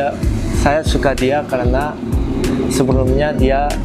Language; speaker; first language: Indonesian; non-native, learner; Korean